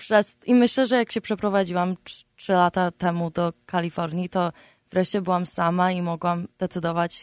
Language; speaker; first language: Polish; early bilingual, heritage; Polish